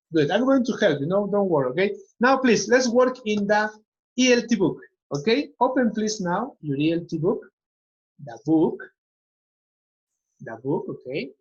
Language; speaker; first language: English; non-native, fluent; Spanish